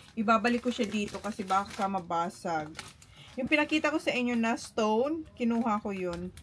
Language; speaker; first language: Filipino; non-native, local second language; Bikol